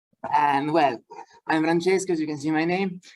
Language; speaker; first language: English; non-native, fluent; Italian